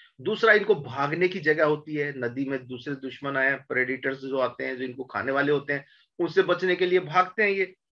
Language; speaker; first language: Hindi; native; Hindi